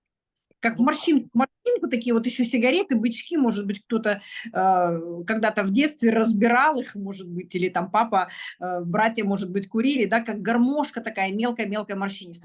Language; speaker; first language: Russian; native; Russian